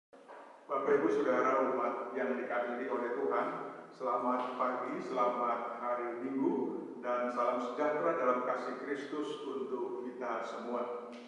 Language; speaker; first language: Indonesian; native; Indonesian